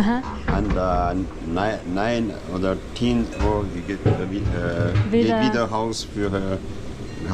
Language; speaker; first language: German; non-native, local second language; French